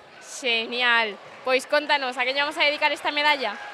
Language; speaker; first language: Galician; native; Galician